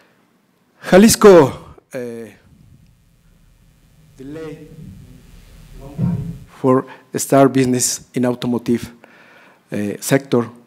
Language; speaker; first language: English; non-native, learner; Spanish